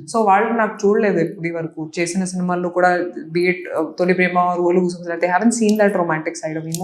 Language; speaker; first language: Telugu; non-native, local second language; Hindi